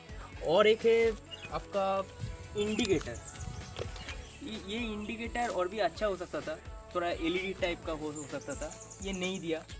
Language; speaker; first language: Hindi; non-native, local second language; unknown